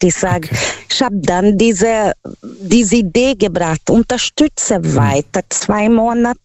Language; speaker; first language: German; non-native, fluent; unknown